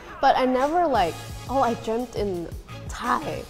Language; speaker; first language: English; non-native, fluent; Thai